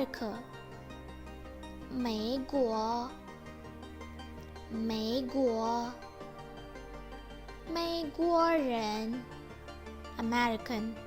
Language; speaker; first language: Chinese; non-native, fluent; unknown